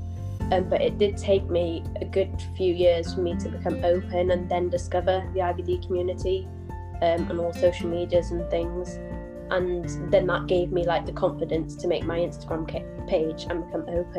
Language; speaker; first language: English; native; English